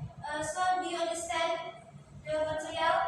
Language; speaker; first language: English; non-native, learner; Indonesian